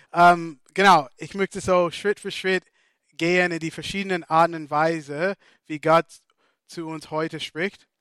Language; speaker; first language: German; non-native, fluent; English